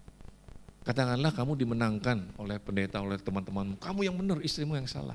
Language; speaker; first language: Indonesian; native; Indonesian